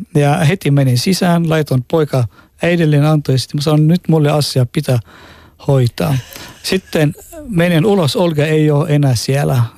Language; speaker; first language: Finnish; non-native, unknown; Arabic